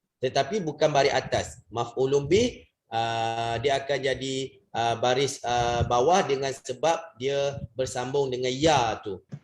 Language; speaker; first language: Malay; native; Malay